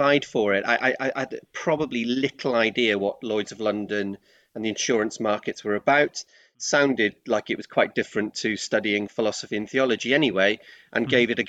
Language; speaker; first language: English; native; English